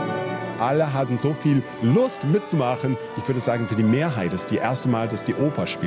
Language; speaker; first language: German; non-native, fluent; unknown